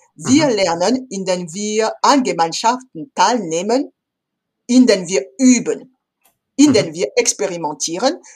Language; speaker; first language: German; non-native, fluent; French